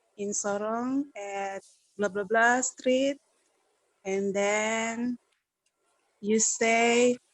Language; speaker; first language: English; non-native, learner; Indonesian